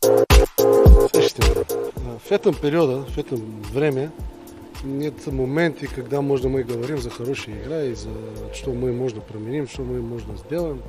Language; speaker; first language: Russian; non-native, learner; Bulgarian